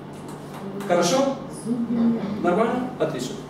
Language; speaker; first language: Russian; non-native, fluent; Bulgarian